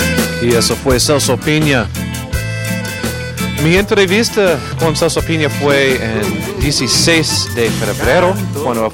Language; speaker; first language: Spanish; non-native, learner; English